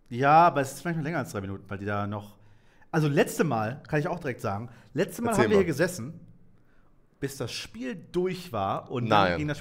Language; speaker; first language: German; native; German